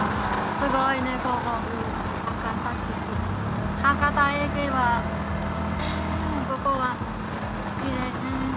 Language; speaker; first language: Japanese; non-native, learner; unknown